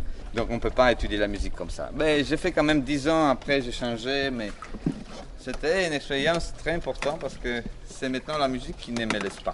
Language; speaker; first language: French; non-native, fluent; Italian